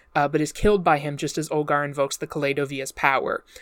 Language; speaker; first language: English; native; English